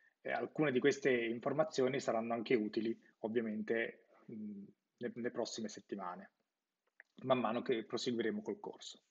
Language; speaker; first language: Italian; native; Italian